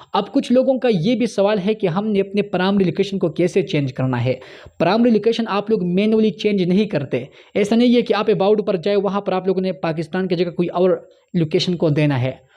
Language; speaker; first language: Urdu; non-native, local second language; Punjabi